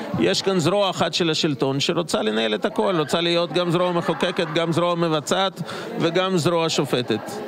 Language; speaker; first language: Hebrew; non-native, fluent; Russian